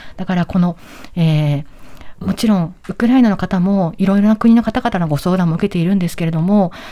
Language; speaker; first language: Japanese; native; Japanese